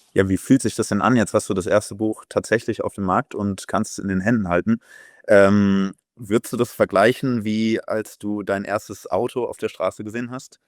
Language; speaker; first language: German; native; German